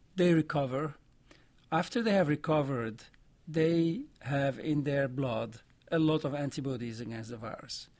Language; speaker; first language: English; non-native, fluent; French